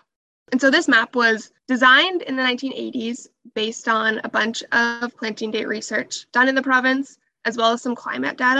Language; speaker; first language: English; native; English